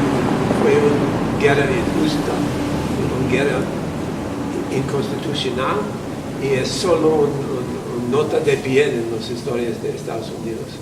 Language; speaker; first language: Spanish; non-native, fluent; English